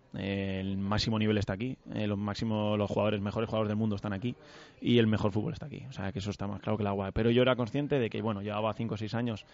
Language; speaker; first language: Spanish; native; Spanish